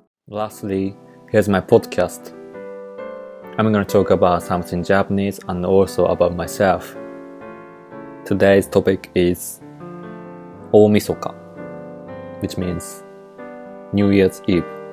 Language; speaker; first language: English; non-native, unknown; Japanese